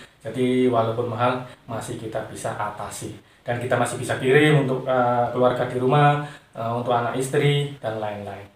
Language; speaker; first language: Indonesian; non-native, local second language; Javanese